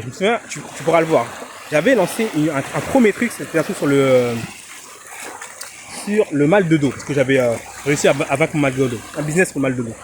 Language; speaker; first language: French; native; French